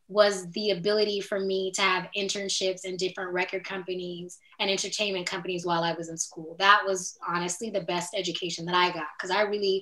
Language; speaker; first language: English; native; English